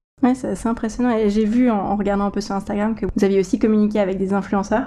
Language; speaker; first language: French; native; French